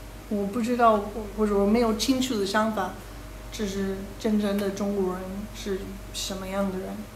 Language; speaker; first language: Chinese; non-native, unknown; English